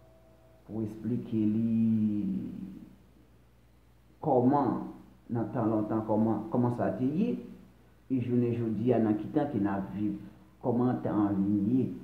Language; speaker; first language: French; non-native, local second language; Haitian Creole